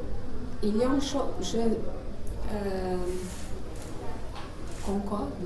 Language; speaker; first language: French; non-native, learner; Portuguese